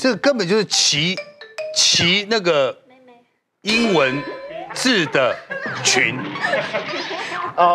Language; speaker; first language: Chinese; native; Chinese